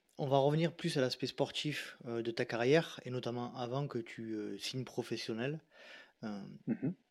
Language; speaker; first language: French; native; French